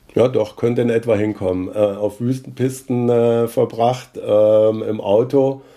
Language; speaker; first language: German; native; German